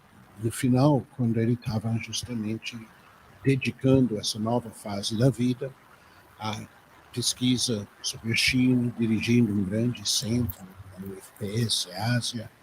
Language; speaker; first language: Portuguese; non-native, fluent; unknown